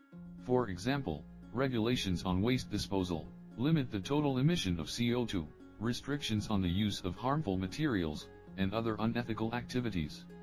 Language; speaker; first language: English; non-native, learner; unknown